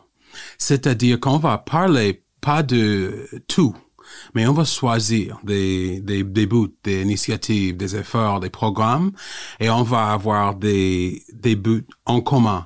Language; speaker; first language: French; non-native, fluent; English